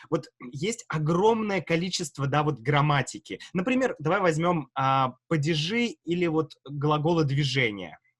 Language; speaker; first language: Russian; native; Russian